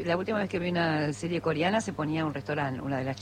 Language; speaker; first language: Spanish; native; Spanish